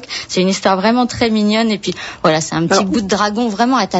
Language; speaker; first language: French; native; French